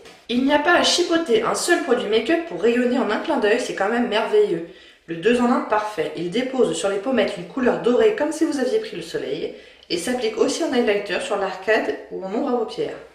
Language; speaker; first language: French; native; French